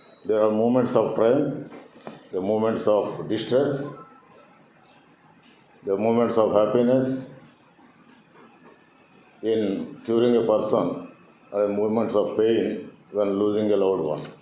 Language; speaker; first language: English; non-native, local second language; Telugu